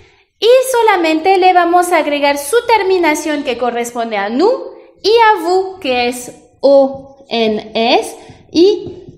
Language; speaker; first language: Spanish; non-native, fluent; French